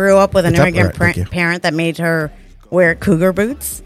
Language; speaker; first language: English; non-native, fluent; Spanish